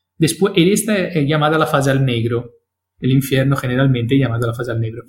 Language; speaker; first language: Spanish; non-native, fluent; Italian